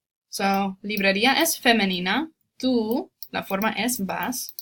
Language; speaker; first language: Spanish; non-native, fluent; English